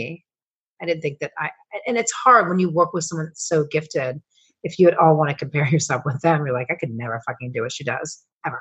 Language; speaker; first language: English; native; English